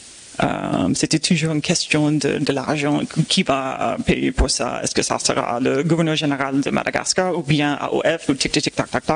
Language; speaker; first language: French; non-native, fluent; English